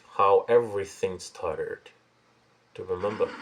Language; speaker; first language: English; non-native, fluent; Portuguese